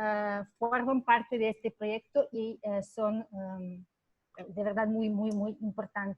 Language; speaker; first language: Spanish; non-native, fluent; Serbian